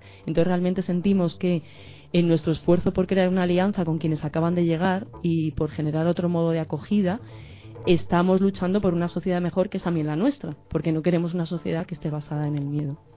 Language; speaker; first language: Spanish; native; Spanish